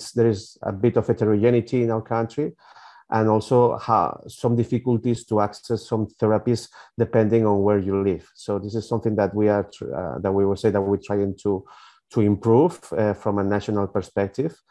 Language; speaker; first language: English; non-native, fluent; Spanish